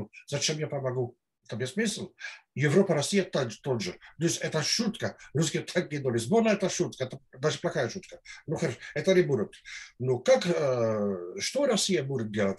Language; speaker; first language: Russian; non-native, fluent; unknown